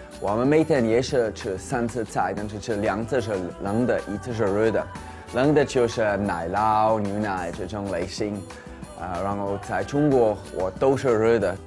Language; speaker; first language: Chinese; non-native, learner; Swiss German